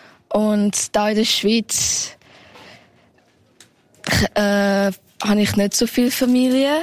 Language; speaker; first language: German; early bilingual, heritage; Thai